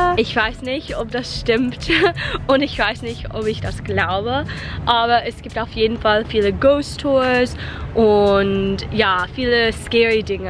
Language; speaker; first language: German; non-native, learner; English